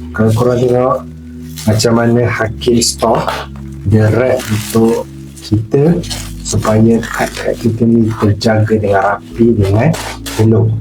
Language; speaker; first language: Malay; native; Malay